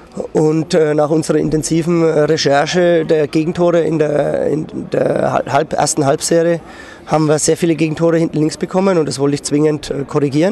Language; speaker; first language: German; native; German